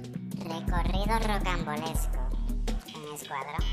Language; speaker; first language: Spanish; native; Spanish